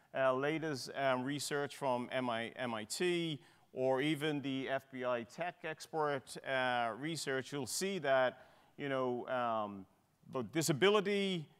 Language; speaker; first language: English; native; English